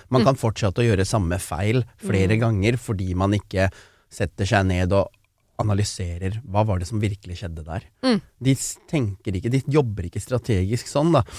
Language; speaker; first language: Norwegian; early bilingual, other home language; Tamil